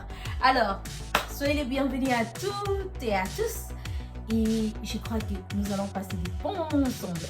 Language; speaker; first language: French; non-native, fluent; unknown